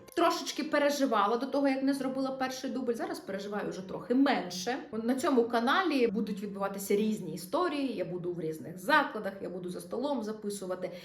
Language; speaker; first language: Ukrainian; non-native, local second language; Russian